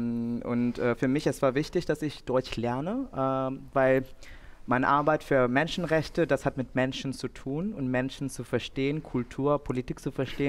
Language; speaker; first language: German; non-native, fluent; Bangla